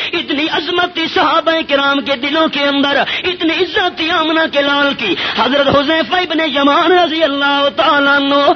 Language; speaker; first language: Urdu; non-native, local second language; Pashto